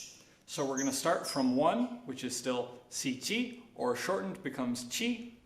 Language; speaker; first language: English; native; English